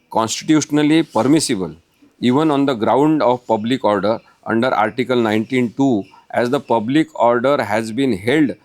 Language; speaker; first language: English; non-native, local second language; Marathi